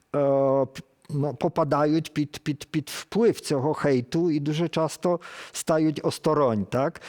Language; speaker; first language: Ukrainian; early bilingual, heritage; Ukrainian